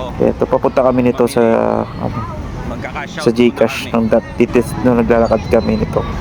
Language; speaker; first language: Filipino; native; Filipino